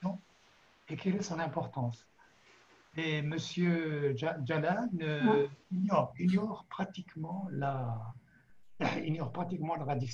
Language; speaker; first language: French; native; French